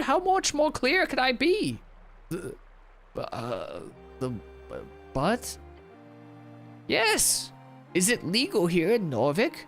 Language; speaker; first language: English; native; English